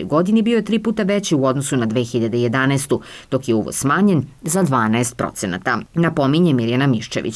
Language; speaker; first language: Serbian; native; Serbian